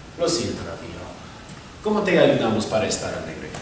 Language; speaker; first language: Spanish; non-native, learner; English